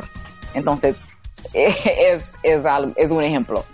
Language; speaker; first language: Spanish; non-native, learner; English